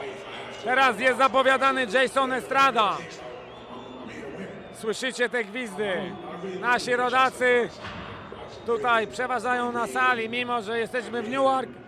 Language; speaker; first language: Polish; native; Polish